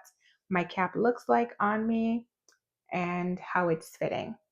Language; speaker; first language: English; native; English